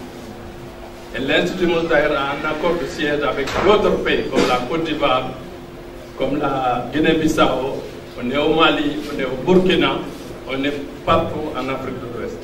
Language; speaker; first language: French; non-native, local second language; Fula